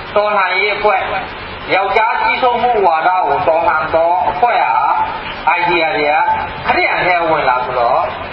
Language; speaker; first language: Burmese; non-native, local second language; Hakha Chin